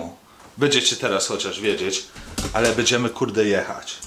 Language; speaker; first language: Polish; early bilingual, heritage; Polish